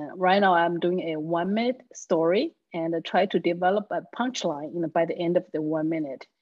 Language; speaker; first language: English; non-native, fluent; Chinese